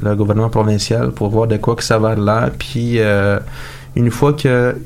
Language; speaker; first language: French; native; French